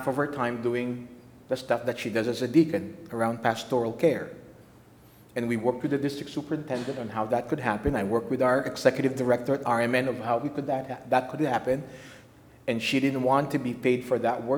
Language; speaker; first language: English; non-native, local second language; Filipino